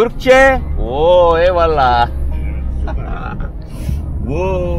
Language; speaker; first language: Turkish; non-native, learner; Hindi